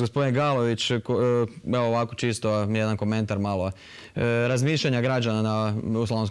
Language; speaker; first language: Croatian; native; Croatian